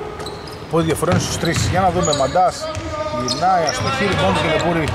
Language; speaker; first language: Greek; native; Greek